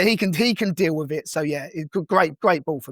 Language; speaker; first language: English; native; English